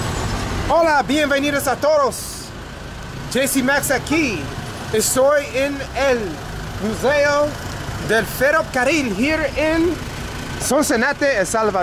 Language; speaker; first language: Spanish; non-native, learner; English